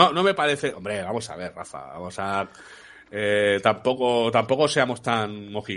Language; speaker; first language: Spanish; native; Spanish